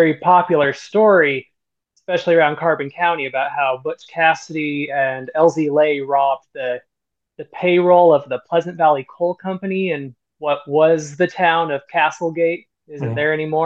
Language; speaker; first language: English; native; English